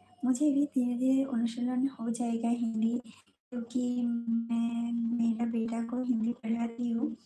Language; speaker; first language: Hindi; non-native, local second language; Bangla